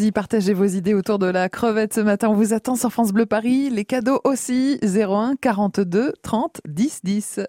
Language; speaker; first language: French; native; French